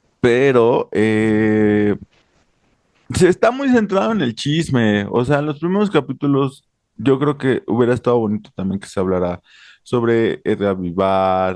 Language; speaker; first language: Spanish; native; Spanish